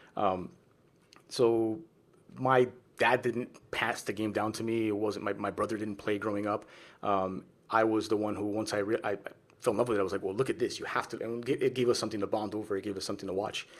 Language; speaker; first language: English; early bilingual, other home language; Spanish